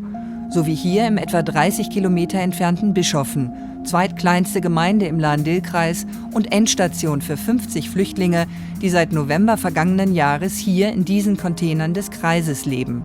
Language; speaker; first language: German; native; German